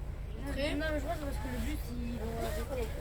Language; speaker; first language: French; native; French